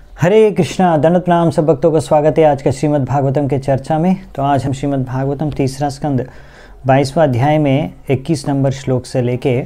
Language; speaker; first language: Hindi; non-native, local second language; Bangla